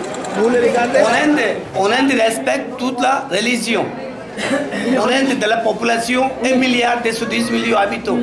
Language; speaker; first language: French; non-native, learner; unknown